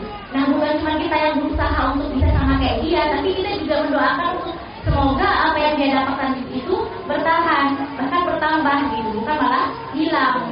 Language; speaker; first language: Indonesian; native; Indonesian